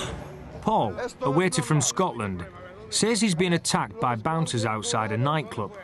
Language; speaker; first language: English; native; English